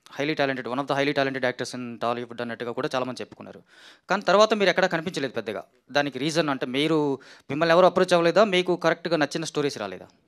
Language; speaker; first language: Telugu; native; Telugu